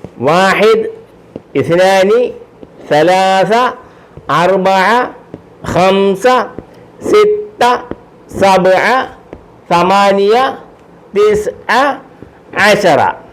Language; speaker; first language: Arabic; non-native, fluent; Malayalam